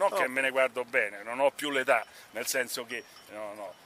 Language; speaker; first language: Italian; native; Italian